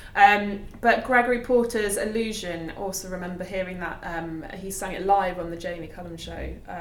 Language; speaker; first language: English; native; English